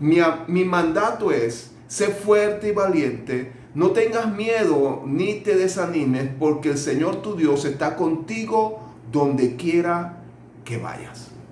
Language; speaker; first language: Spanish; native; Spanish